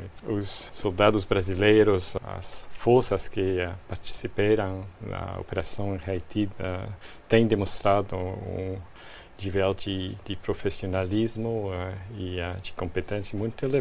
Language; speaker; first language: Portuguese; non-native, fluent; French